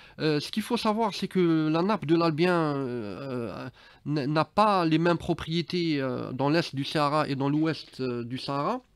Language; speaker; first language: French; non-native, local second language; Arabic